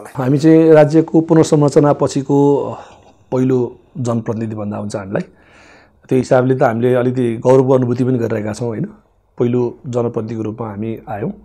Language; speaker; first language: Nepali; non-native, local second language; Gurung